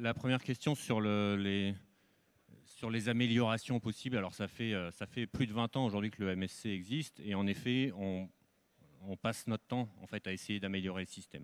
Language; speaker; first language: French; native; French